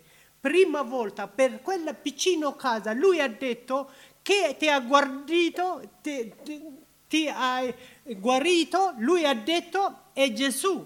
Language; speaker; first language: Italian; non-native, learner; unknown